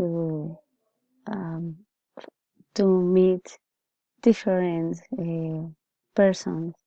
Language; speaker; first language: English; non-native, learner; Spanish